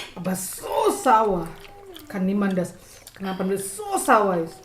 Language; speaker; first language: German; non-native, learner; Indonesian